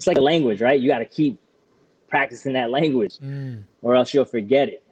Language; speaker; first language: English; native; English